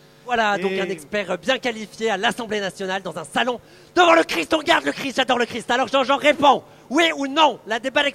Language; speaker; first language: French; native; French